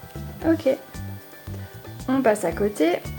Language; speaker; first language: French; native; French